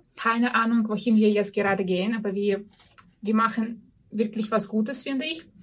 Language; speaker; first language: German; non-native, fluent; Russian